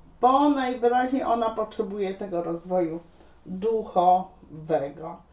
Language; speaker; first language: Polish; native; Polish